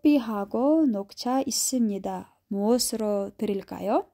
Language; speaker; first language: Korean; non-native, fluent; Kyrgyz